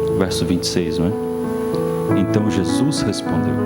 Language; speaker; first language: Portuguese; native; Portuguese